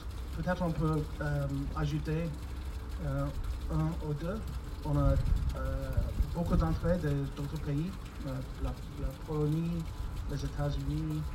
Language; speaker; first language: French; non-native, fluent; English